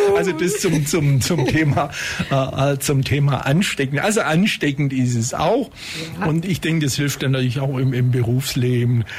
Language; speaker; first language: German; native; German